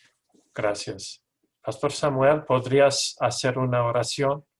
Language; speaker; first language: Spanish; non-native, learner; English